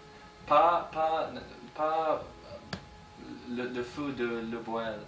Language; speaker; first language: French; non-native, learner; English